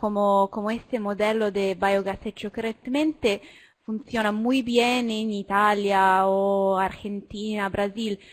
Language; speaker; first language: Spanish; non-native, learner; Italian